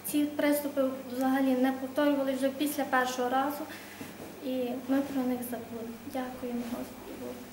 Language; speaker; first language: Ukrainian; native; Ukrainian